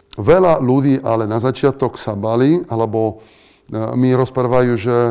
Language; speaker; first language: Slovak; non-native, fluent; Italian